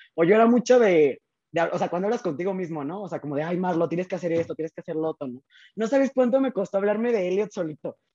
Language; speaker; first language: Spanish; native; Spanish